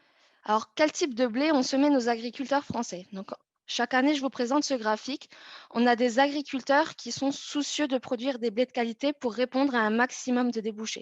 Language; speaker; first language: French; native; French